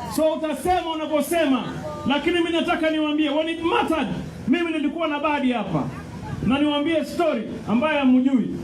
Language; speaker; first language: Swahili; native; Swahili